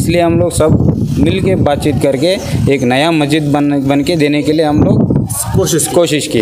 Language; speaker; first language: Hindi; non-native, local second language; Kannada